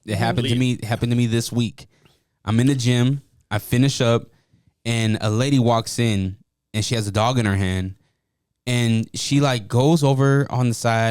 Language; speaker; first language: English; native; English